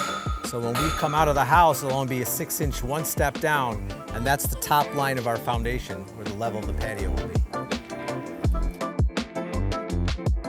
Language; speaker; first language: English; native; English